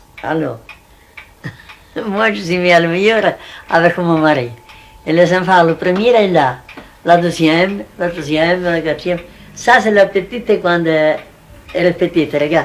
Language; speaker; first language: French; non-native, learner; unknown